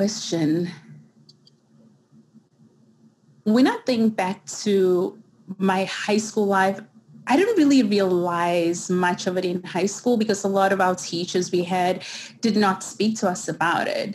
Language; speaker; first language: English; native; English